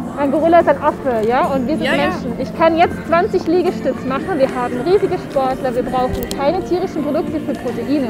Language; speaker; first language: German; native; German